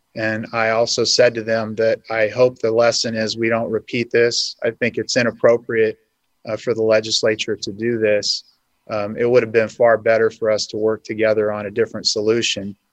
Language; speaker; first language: English; native; English